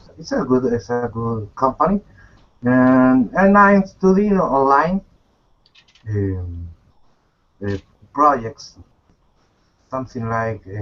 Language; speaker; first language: English; non-native, learner; Spanish